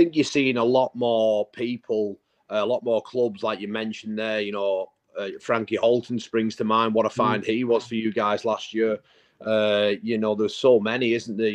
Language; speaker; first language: English; native; English